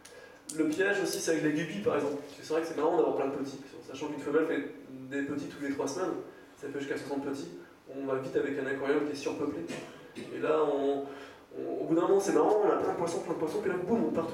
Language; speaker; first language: French; native; French